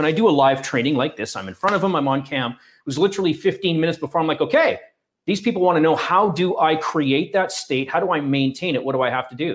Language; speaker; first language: English; native; English